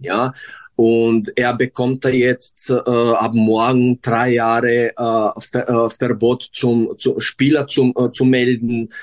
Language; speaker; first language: German; non-native, learner; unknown